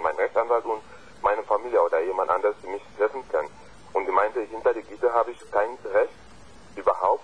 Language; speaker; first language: German; non-native, fluent; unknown